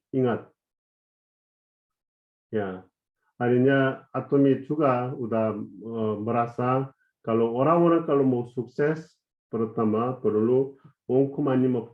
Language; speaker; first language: Indonesian; non-native, fluent; Korean